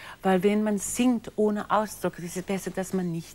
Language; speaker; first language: German; non-native, fluent; English